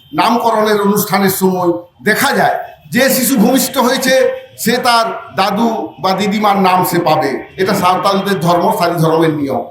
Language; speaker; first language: Bangla; non-native, local second language; Santali